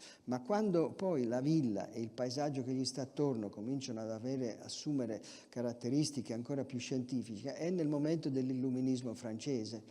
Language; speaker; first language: Italian; native; Italian